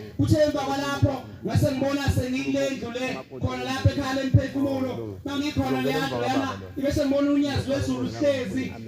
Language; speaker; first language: Zulu; native; Zulu